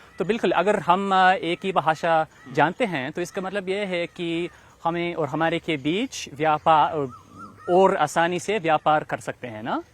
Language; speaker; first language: Hindi; non-native, learner; English